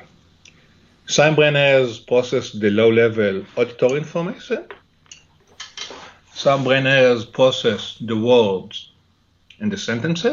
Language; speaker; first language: English; non-native, fluent; Hebrew